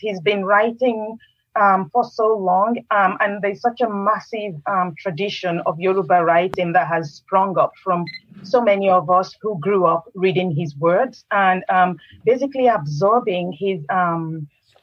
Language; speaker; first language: English; non-native, local second language; Yoruba